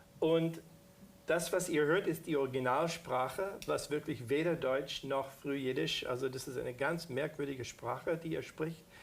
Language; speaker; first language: German; non-native, fluent; English